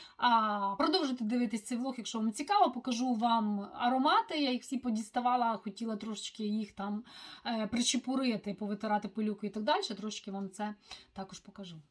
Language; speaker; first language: Ukrainian; native; Ukrainian